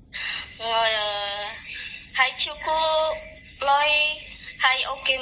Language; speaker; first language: Cantonese; non-native, learner; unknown